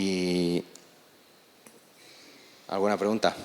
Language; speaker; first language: Spanish; native; Spanish